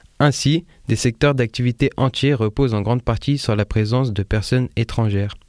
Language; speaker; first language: French; native; French